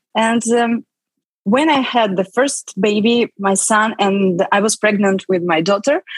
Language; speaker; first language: English; non-native, fluent; Russian